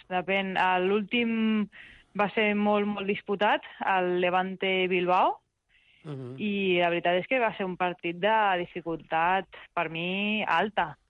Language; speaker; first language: Catalan; early bilingual, other home language; Spanish